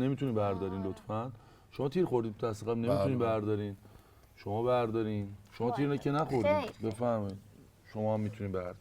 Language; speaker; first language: Persian; native; Persian